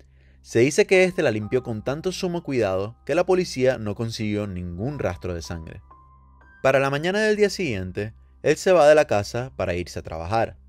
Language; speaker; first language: Spanish; native; Spanish